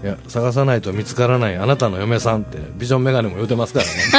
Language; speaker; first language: Japanese; native; Japanese